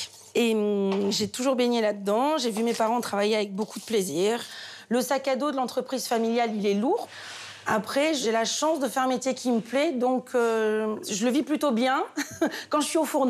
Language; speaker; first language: French; native; French